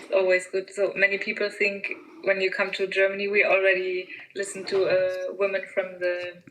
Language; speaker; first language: English; non-native, fluent; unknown